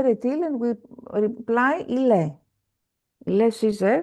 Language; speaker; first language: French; non-native, fluent; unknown